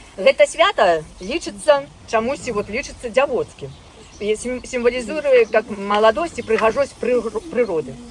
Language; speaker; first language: Belarusian; native; Belarusian